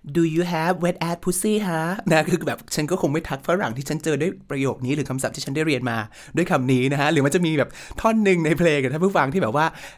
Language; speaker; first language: Thai; native; Thai